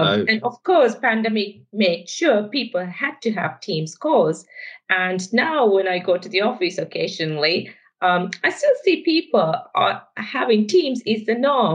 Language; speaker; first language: English; non-native, local second language; Sinhala